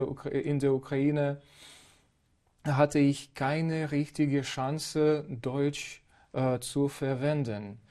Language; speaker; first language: German; non-native, fluent; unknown